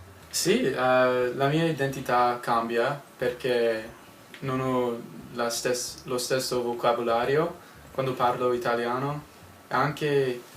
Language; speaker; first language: Italian; non-native, learner; English